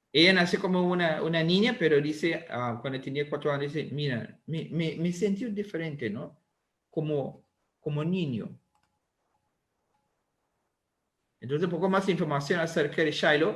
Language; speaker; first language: Spanish; non-native, learner; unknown